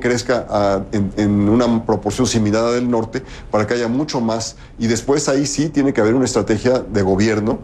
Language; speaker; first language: Spanish; native; Spanish